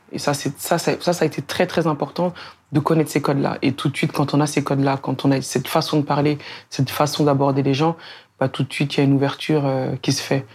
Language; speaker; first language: French; native; French